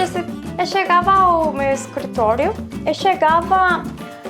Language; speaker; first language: Portuguese; non-native, fluent; Korean